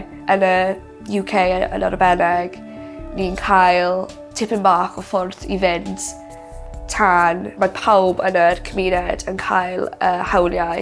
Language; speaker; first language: Welsh; non-native, local second language; English